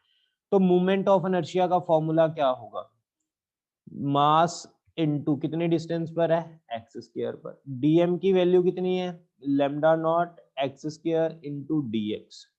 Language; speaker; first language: Hindi; native; Hindi